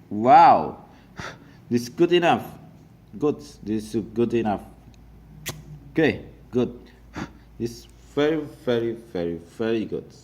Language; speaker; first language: English; non-native, learner; Indonesian